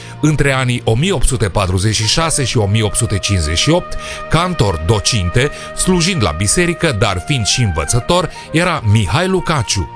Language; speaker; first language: Romanian; native; Romanian